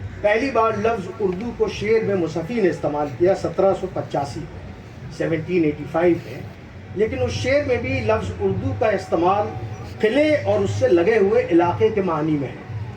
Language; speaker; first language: Urdu; native; Urdu